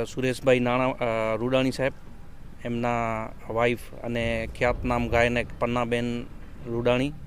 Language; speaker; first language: Gujarati; non-native, local second language; Kachhi